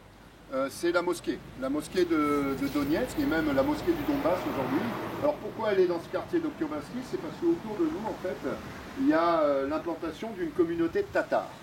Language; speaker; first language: French; native; French